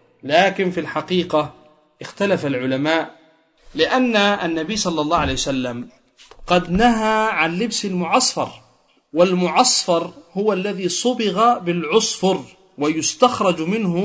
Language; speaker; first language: Arabic; native; Arabic